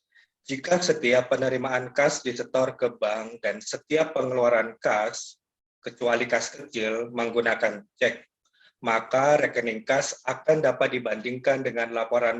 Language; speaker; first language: Indonesian; native; Indonesian